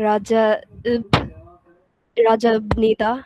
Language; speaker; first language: Korean; non-native, learner; Bangla